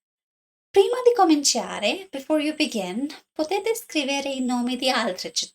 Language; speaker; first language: Italian; non-native, learner; English